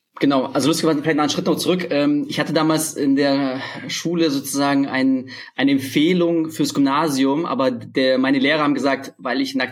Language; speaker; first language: German; early bilingual, other home language; Russian